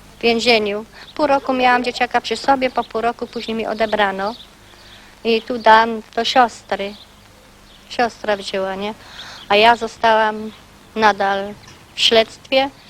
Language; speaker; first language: Polish; native; Polish